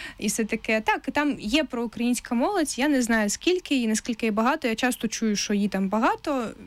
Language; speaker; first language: Ukrainian; non-native, local second language; Russian